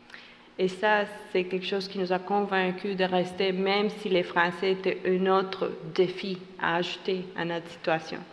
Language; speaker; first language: French; non-native, fluent; Spanish